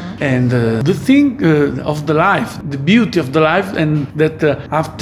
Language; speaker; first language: English; non-native, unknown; Italian